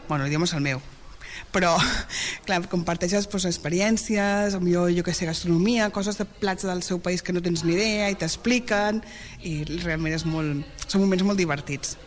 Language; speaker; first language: Catalan; native; Catalan